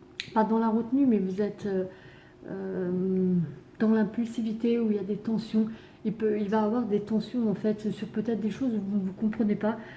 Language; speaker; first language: French; native; French